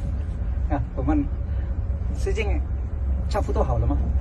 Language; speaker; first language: Chinese; non-native, learner; Indonesian